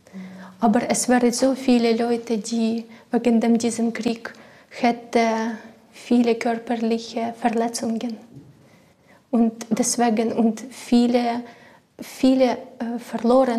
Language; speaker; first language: German; non-native, learner; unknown